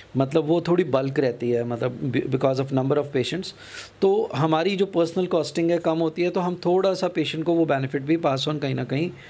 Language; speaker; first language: Hindi; non-native, local second language; Punjabi